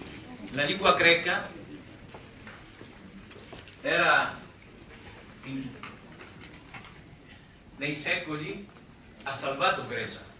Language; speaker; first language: Italian; non-native, learner; Greek